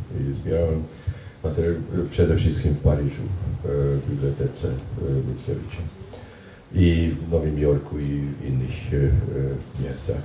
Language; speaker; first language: Polish; non-native, fluent; Hungarian